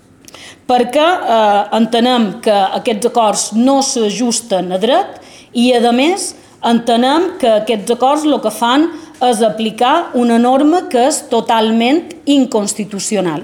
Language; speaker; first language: Catalan; native; Catalan